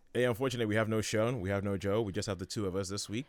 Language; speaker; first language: English; non-native, local second language; Yoruba